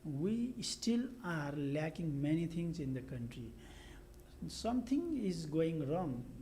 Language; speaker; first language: English; non-native, local second language; Nepali